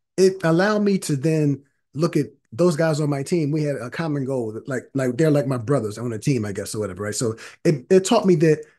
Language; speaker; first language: English; native; English